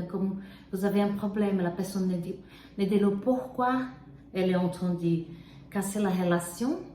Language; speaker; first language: French; non-native, fluent; Portuguese